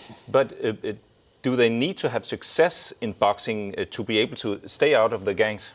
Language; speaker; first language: English; non-native, fluent; Danish